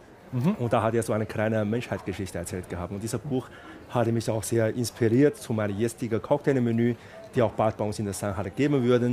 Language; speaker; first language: German; non-native, fluent; Chinese